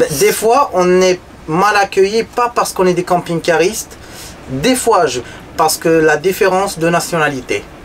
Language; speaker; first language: French; non-native, local second language; Arabic